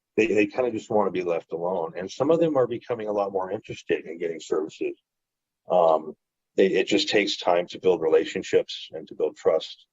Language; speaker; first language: English; native; English